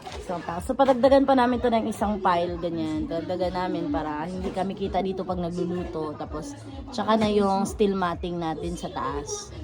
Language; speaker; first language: Filipino; non-native, local second language; Cebuano